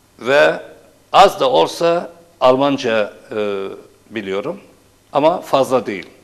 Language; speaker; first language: Turkish; non-native, local second language; Turoyo